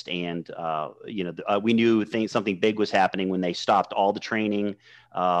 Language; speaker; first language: English; native; English